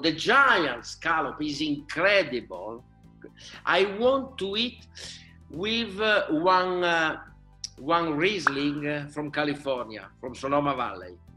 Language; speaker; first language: English; non-native, learner; Italian